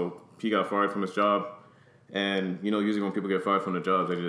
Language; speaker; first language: English; native; English